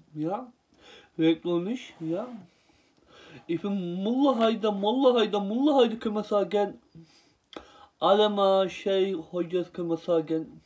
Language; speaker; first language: German; non-native, learner; Turkish